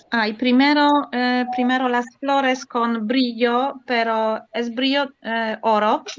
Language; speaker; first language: Spanish; non-native, learner; Polish